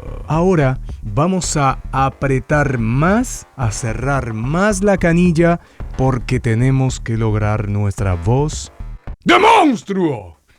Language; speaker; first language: Spanish; native; Spanish